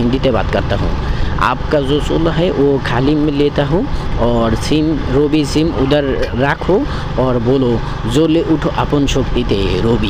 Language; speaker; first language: Hindi; non-native, learner; Bangla